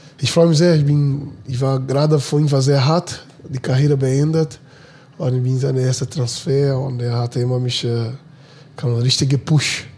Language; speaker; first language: German; non-native, fluent; Portuguese